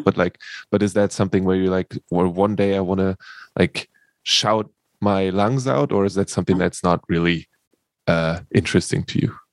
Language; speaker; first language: English; non-native, fluent; German